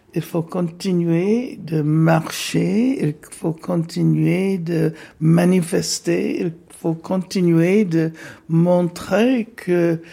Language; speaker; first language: French; non-native, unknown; English